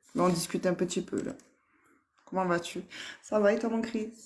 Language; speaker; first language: French; native; French